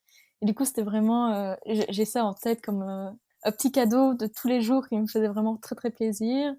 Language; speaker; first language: French; native; French